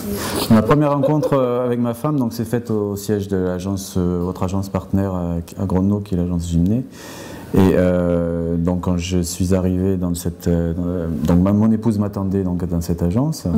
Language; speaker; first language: French; native; French